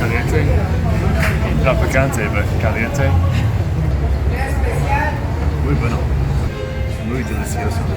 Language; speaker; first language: Spanish; non-native, learner; English